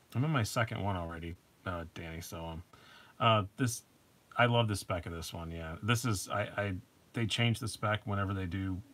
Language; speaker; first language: English; native; English